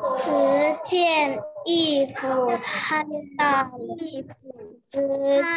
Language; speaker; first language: Chinese; non-native, learner; Indonesian